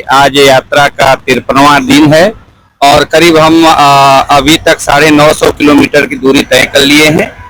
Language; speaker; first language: Hindi; native; Hindi